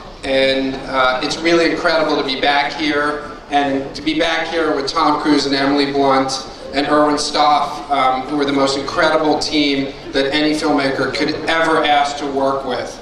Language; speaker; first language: English; native; English